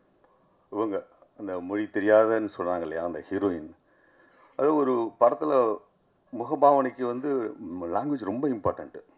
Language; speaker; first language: Tamil; native; Tamil